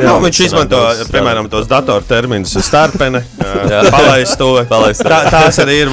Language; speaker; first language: Latvian; native; Latvian